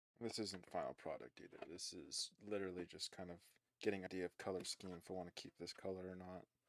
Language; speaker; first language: English; native; English